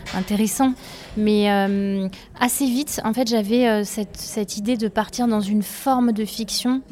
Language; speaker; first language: French; native; French